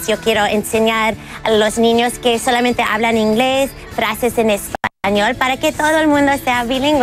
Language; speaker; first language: Spanish; early bilingual, heritage; English